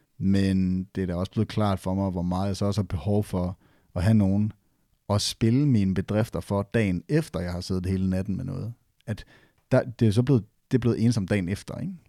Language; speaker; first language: Danish; native; Danish